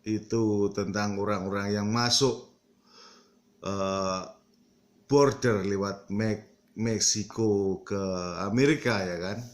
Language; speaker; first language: Indonesian; early bilingual, heritage; Indonesian